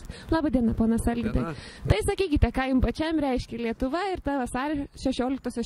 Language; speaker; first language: Lithuanian; native; Lithuanian